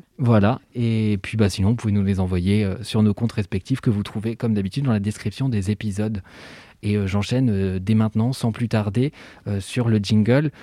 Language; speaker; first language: French; native; French